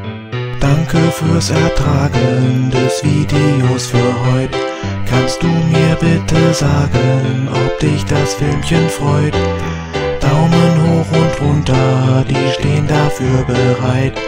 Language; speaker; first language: German; native; German